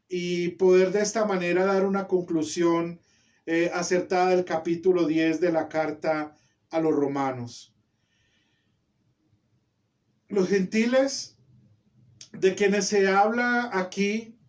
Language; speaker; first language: Spanish; native; Spanish